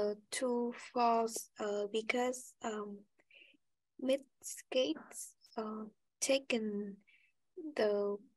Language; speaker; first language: English; non-native, learner; Vietnamese